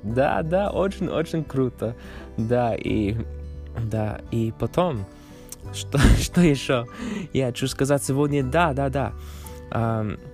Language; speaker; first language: Russian; non-native, learner; English